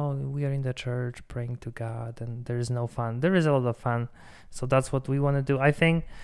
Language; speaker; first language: English; non-native, fluent; Polish